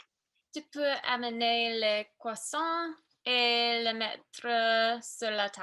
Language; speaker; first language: French; non-native, learner; English